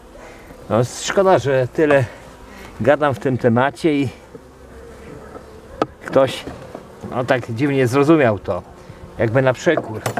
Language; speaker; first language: Polish; native; Polish